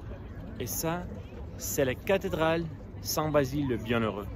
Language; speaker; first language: French; non-native, fluent; Russian